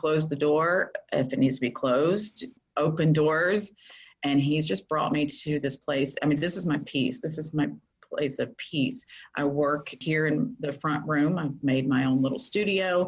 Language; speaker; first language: English; native; English